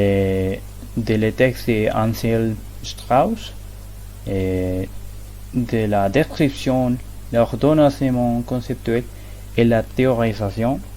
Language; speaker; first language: French; non-native, learner; Spanish